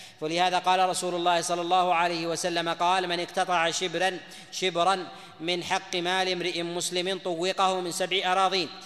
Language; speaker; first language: Arabic; native; Arabic